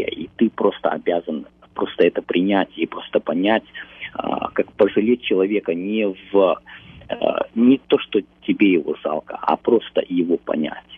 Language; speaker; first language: Russian; early bilingual, heritage; Russian